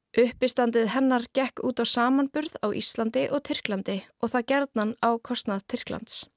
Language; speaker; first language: Icelandic; native; Icelandic